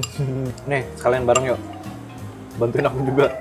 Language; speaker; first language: Indonesian; native; Indonesian